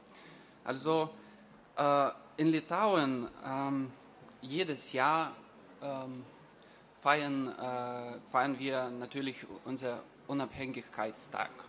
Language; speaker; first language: German; non-native, learner; Lithuanian